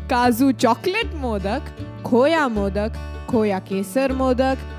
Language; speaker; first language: English; non-native, local second language; Marathi